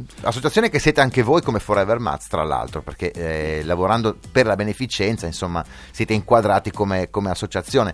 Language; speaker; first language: Italian; native; Italian